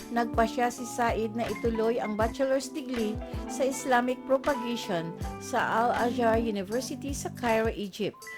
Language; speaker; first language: Filipino; native; Filipino